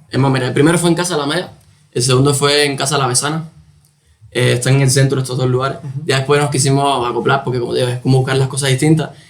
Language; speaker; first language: Spanish; native; Spanish